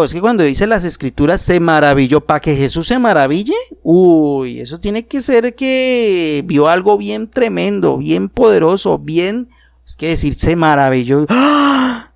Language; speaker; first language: Spanish; native; Spanish